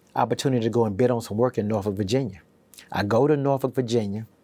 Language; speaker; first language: English; native; English